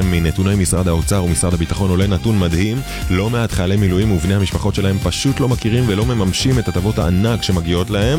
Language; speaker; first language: Hebrew; native; Hebrew